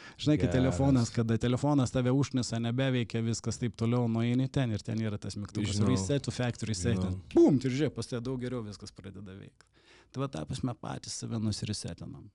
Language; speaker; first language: Lithuanian; native; Lithuanian